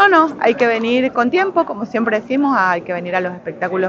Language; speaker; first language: Spanish; native; Spanish